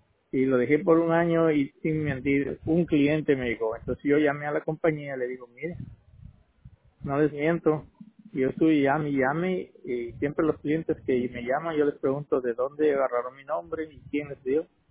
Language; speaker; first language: Spanish; native; Spanish